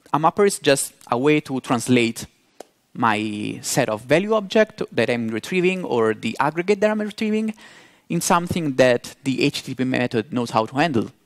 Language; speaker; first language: English; non-native, fluent; Italian